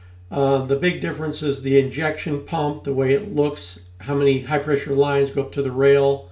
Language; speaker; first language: English; native; English